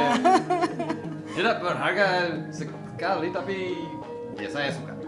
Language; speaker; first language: Indonesian; non-native, fluent; English